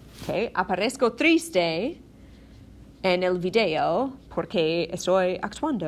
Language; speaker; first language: Spanish; non-native, fluent; English